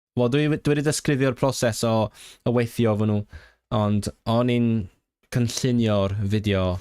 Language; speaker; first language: Welsh; non-native, fluent; Cantonese